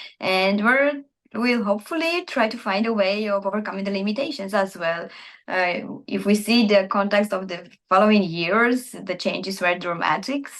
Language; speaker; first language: English; non-native, fluent; Armenian